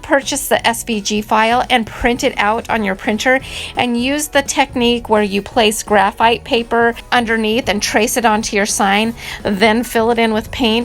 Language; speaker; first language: English; native; English